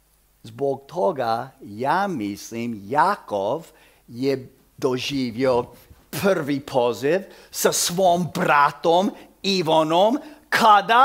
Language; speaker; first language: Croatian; early bilingual, heritage; Croatian